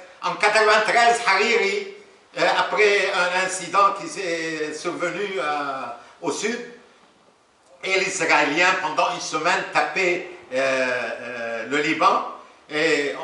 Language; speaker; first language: French; non-native, local second language; Arabic